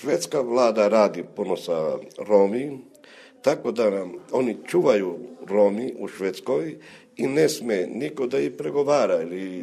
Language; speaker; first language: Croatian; non-native, local second language; Romany